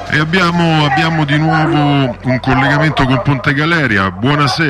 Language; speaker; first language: Italian; native; Italian